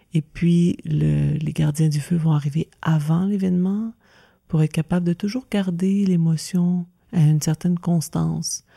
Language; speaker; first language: French; native; French